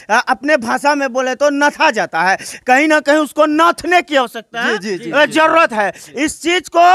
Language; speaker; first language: Hindi; native; Hindi